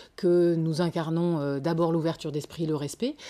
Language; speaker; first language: French; native; French